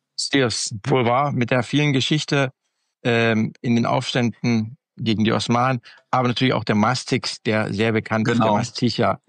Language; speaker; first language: German; native; German